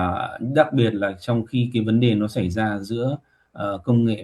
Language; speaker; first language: Vietnamese; native; Vietnamese